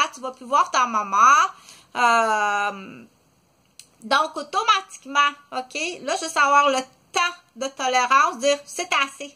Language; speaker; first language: French; native; French